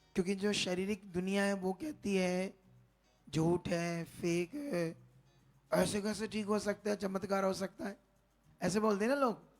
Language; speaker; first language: Hindi; non-native, local second language; Punjabi